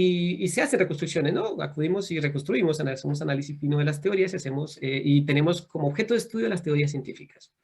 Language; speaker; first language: Spanish; native; Spanish